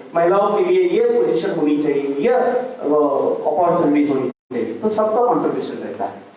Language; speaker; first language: Hindi; non-native, local second language; Marathi